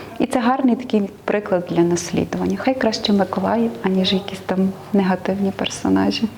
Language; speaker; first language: Ukrainian; native; Ukrainian